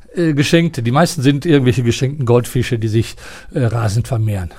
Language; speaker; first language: German; native; German